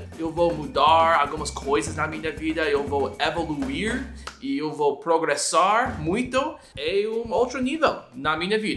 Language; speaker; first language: Portuguese; non-native, fluent; English